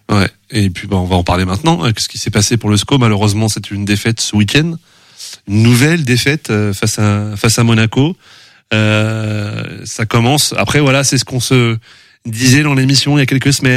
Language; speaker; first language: French; native; French